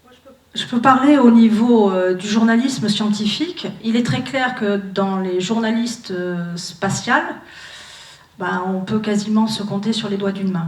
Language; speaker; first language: French; native; French